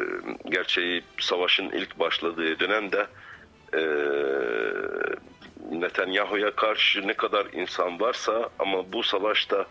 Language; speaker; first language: Turkish; non-native, fluent; Arabic